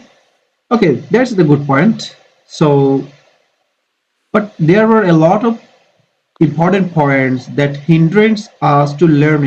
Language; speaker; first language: English; non-native, fluent; Bangla